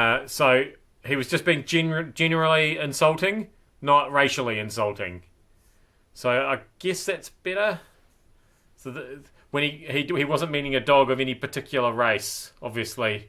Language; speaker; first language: English; native; English